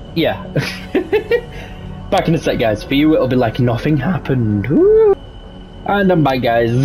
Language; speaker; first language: English; native; English